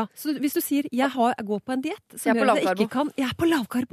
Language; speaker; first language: Norwegian; native; Norwegian